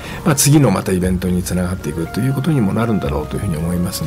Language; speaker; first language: Japanese; native; Japanese